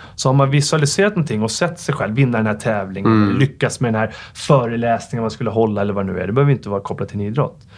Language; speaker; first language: Swedish; native; Swedish